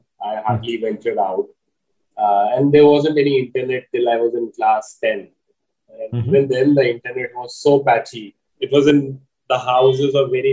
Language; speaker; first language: English; non-native, local second language; Hindi